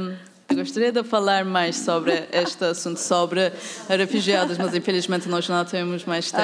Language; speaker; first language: Portuguese; non-native, fluent; Turkish